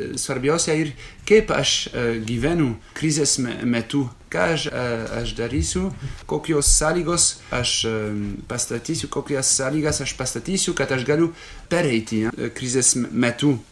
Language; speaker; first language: Lithuanian; non-native, fluent; French